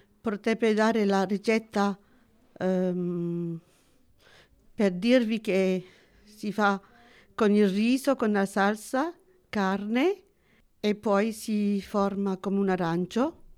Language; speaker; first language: Italian; early bilingual, heritage; Italian